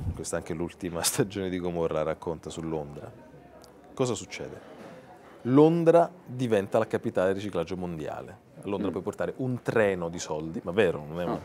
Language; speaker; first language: Italian; native; Italian